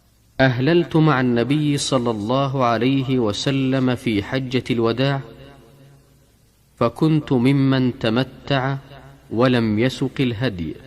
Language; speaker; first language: Arabic; native; Arabic